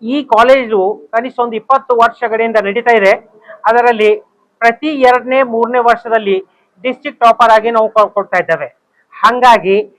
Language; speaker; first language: Kannada; non-native, local second language; Urdu